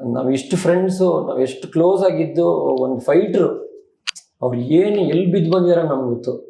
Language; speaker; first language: Kannada; native; Kannada